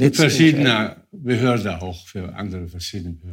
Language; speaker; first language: German; non-native, fluent; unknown